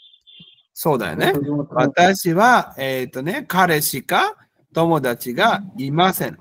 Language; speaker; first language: Japanese; non-native, fluent; Bangla